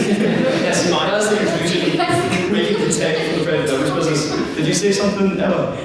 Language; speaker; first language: English; native; English